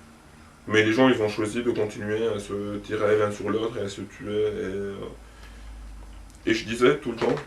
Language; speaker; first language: French; non-native, local second language; Arabic